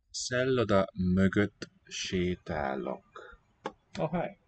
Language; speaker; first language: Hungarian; non-native, learner; English